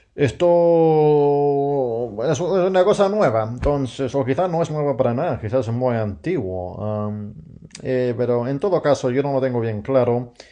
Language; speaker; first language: Spanish; non-native, fluent; English